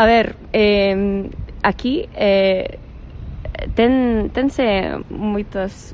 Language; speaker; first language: Galician; non-native, fluent; English